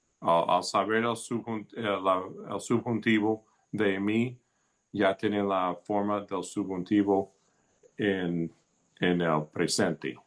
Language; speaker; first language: Spanish; early bilingual, heritage; Spanish